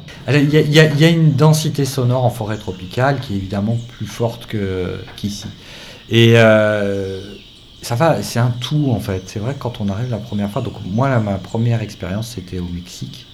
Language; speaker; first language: French; native; French